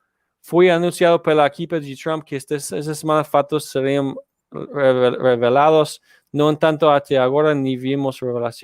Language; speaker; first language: Portuguese; non-native, learner; English